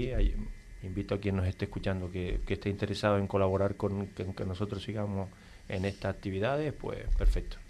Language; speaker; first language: Spanish; native; Spanish